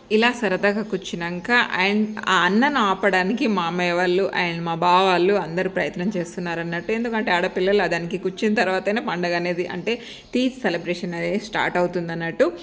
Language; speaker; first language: Telugu; non-native, local second language; Lambadi